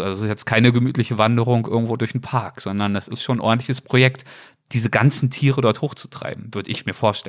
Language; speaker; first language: German; native; German